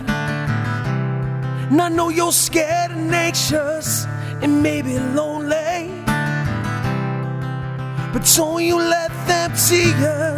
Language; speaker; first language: English; native; English